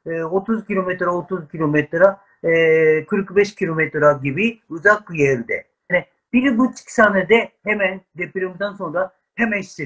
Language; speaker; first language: Turkish; non-native, learner; Japanese